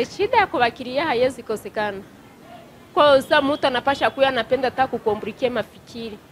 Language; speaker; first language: Swahili; non-native, local second language; Kinyarwanda